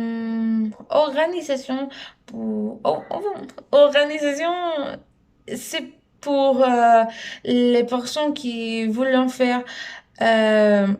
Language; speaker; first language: French; non-native, learner; Spanish